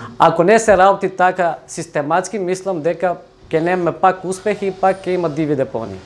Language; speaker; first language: Macedonian; native; Macedonian